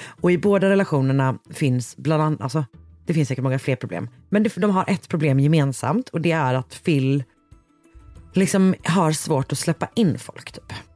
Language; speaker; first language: Swedish; native; Swedish